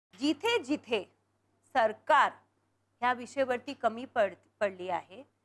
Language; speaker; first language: Marathi; non-native, local second language; Punjabi